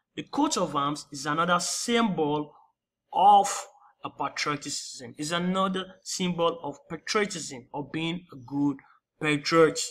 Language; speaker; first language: English; non-native, local second language; Yoruba